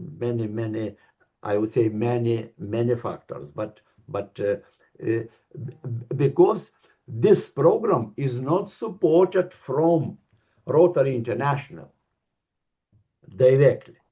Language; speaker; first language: English; non-native, learner; Lithuanian